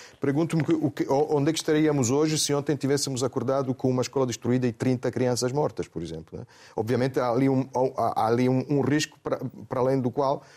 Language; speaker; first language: Portuguese; non-native, fluent; Italian